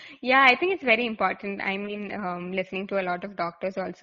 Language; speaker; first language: English; non-native, local second language; Malayalam